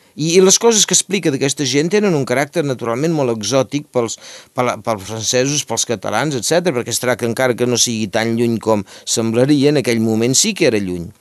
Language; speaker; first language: Catalan; native; Catalan